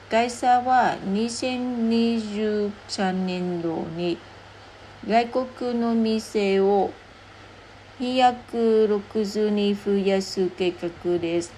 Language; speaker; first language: Japanese; non-native, learner; Vietnamese